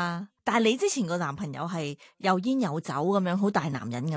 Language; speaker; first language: Cantonese; native; Cantonese